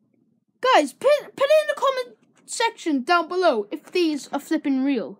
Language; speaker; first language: English; native; English